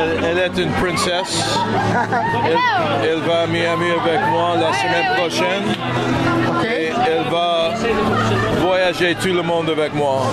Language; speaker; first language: French; non-native, learner; English